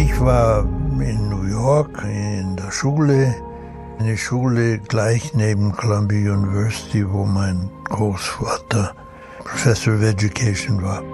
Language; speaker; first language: German; early bilingual, heritage; German